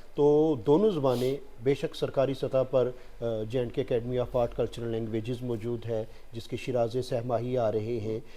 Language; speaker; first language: Urdu; non-native, local second language; Gujari